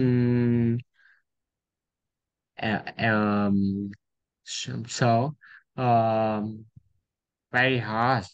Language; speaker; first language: English; non-native, learner; Vietnamese